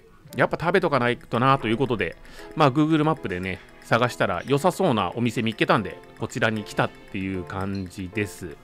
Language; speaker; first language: Japanese; native; Japanese